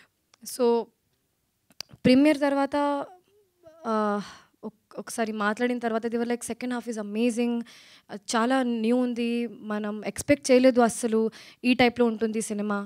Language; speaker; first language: Telugu; non-native, learner; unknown